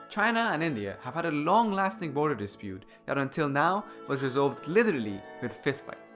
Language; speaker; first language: English; non-native, fluent; Persian